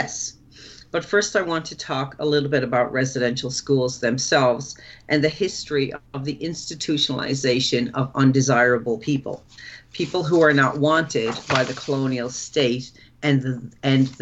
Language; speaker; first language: English; native; English